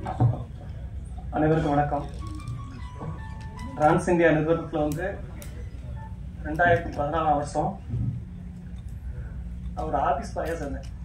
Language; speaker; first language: Tamil; native; Tamil